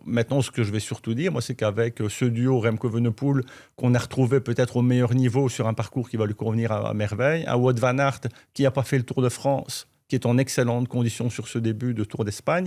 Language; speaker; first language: French; native; French